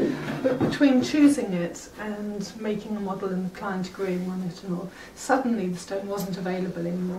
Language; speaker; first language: English; native; English